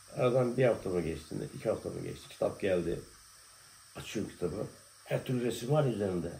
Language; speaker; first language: Turkish; native; Turkish